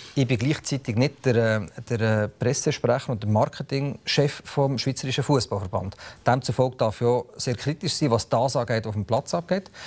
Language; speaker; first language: German; native; German